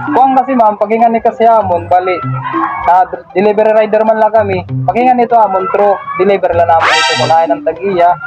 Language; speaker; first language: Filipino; non-native, local second language; Waray